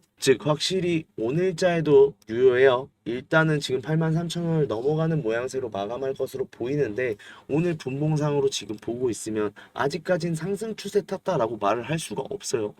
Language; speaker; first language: Korean; native; Korean